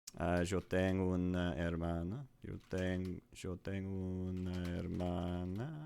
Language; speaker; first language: Spanish; non-native, learner; English